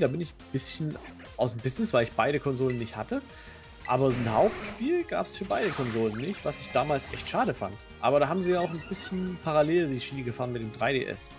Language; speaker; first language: German; native; German